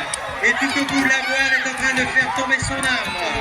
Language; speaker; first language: French; native; French